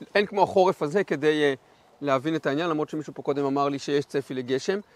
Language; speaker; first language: Hebrew; native; Hebrew